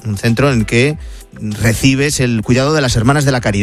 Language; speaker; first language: Spanish; native; Spanish